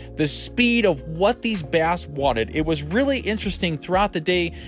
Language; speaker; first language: English; native; English